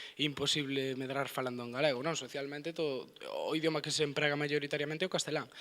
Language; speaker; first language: Galician; non-native, local second language; Spanish